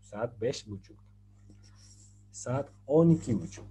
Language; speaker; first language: Turkish; non-native, fluent; Spanish